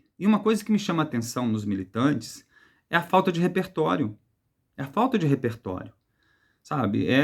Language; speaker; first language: Portuguese; native; Portuguese